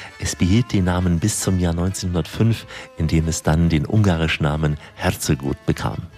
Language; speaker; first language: German; native; German